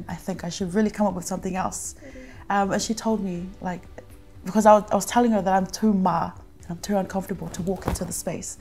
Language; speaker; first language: English; early bilingual, other home language; Samoan